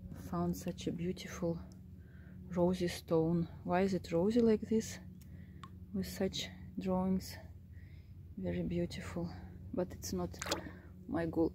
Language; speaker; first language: English; non-native, fluent; Russian